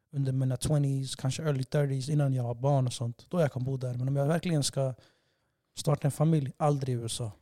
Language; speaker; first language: Swedish; non-native, fluent; Somali